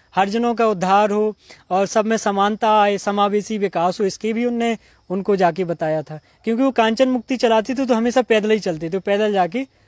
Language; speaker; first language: Hindi; native; Hindi